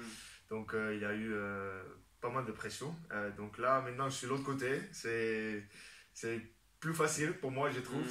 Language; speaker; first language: French; non-native, fluent; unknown